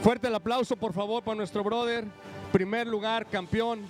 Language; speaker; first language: Spanish; native; Spanish